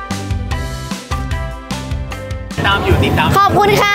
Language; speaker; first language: Thai; native; Thai